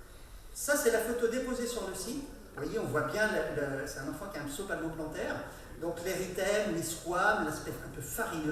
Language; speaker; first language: French; native; French